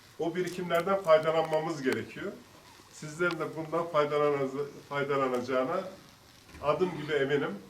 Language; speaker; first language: Turkish; native; Turkish